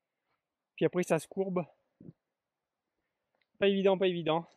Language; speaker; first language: French; native; French